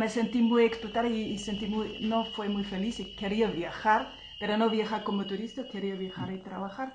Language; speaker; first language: Spanish; non-native, fluent; German